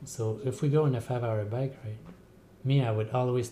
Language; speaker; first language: English; non-native, fluent; French